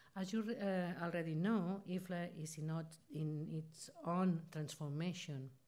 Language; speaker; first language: English; non-native, fluent; Spanish